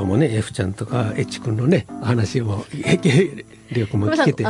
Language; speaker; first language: Japanese; native; Japanese